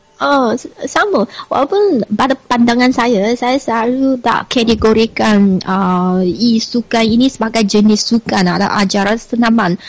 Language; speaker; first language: Malay; non-native, fluent; Chinese